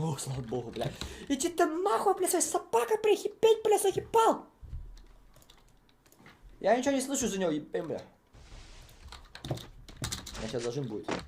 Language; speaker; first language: Russian; non-native, local second language; Kazakh